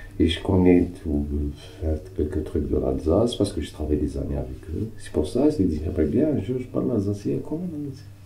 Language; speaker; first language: French; non-native, local second language; Arabic